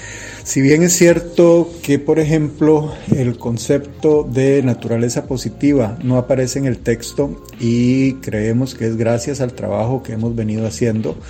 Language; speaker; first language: Spanish; native; Spanish